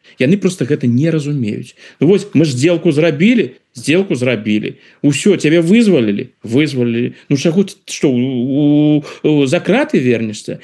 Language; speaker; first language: Belarusian; non-native, local second language; Russian